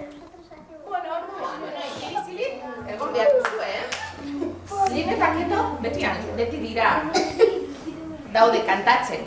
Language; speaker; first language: Basque; non-native, local second language; Spanish